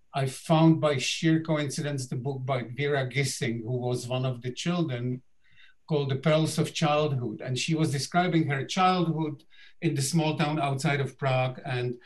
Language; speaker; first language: English; non-native, fluent; Czech